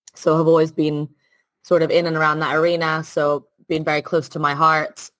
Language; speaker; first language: English; non-native, fluent; Italian